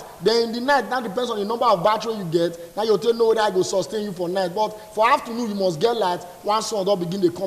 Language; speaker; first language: English; non-native, local second language; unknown